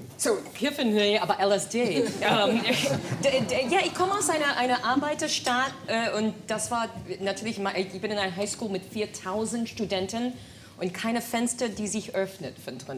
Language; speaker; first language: German; non-native, fluent; English